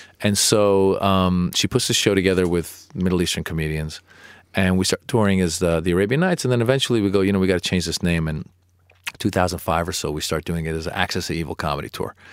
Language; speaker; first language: English; early bilingual, other home language; Persian